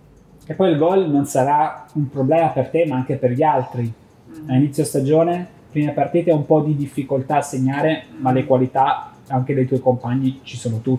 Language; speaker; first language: Italian; native; Italian